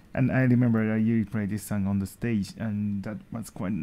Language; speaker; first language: English; non-native, learner; Japanese